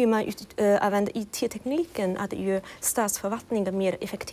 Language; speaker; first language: Swedish; non-native, fluent; Chinese